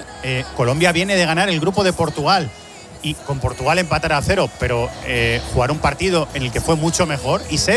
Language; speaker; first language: Spanish; native; Spanish